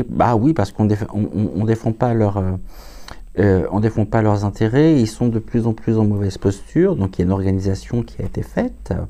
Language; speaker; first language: French; native; French